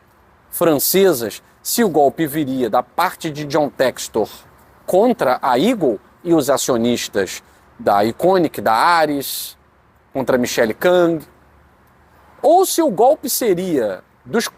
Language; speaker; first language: Portuguese; native; Portuguese